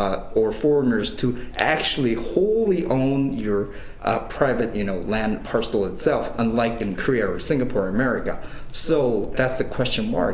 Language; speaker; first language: English; non-native, fluent; Korean